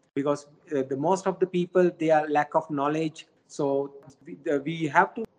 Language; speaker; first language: English; non-native, local second language; Sinhala